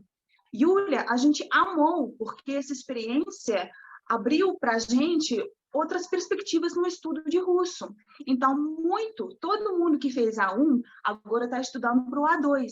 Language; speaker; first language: Portuguese; non-native, fluent; Russian